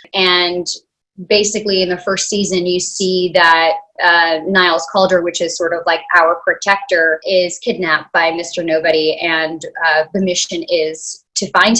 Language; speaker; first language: English; early bilingual, other home language; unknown